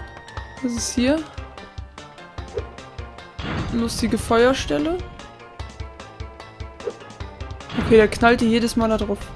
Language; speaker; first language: German; native; German